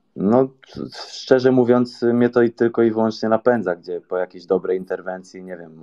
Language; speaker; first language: Polish; native; Polish